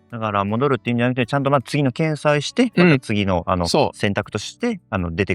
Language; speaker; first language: Japanese; native; Japanese